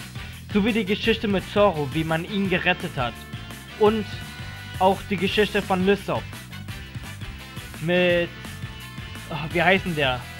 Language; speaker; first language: German; native; German